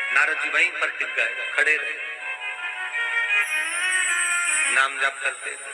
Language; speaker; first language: Hindi; native; Hindi